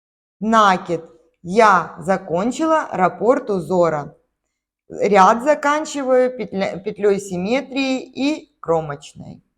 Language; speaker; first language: Russian; native; Russian